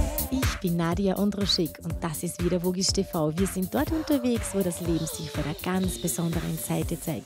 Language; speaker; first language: German; native; German